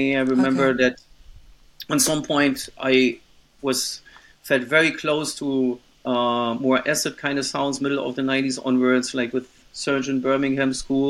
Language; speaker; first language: English; non-native, fluent; German